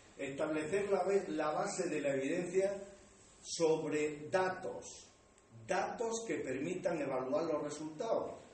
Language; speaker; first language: Spanish; native; Spanish